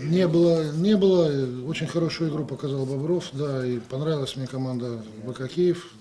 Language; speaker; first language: Russian; native; Russian